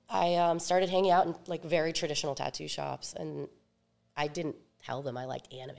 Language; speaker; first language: English; native; English